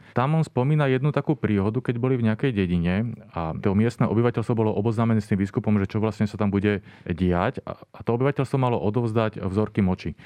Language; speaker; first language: Slovak; native; Slovak